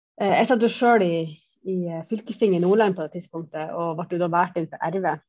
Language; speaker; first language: Norwegian; native; Norwegian